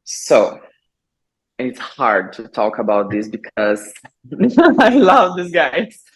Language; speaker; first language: English; non-native, learner; Portuguese